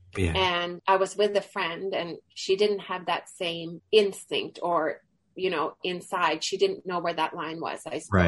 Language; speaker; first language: English; early bilingual, other home language; Swedish